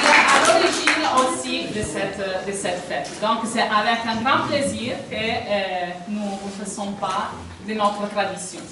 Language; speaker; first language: French; non-native, fluent; Italian